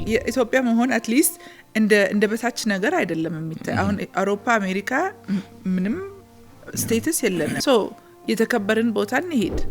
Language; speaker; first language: Amharic; early bilingual, heritage; Amharic